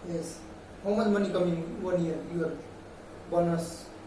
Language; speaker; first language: English; non-native, learner; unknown